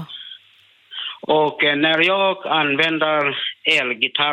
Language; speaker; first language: Swedish; non-native, learner; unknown